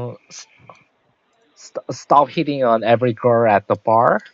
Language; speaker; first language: English; non-native, learner; Korean